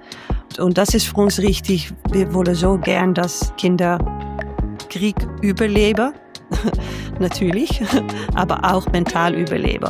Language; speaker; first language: German; non-native, fluent; Dutch